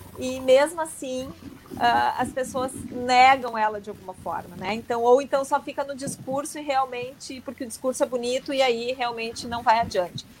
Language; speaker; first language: Portuguese; native; Portuguese